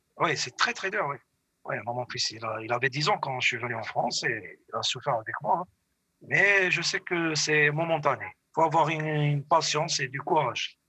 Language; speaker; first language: French; non-native, local second language; Arabic